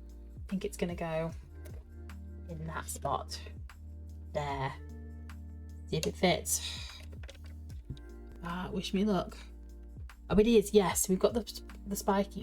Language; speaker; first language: English; native; English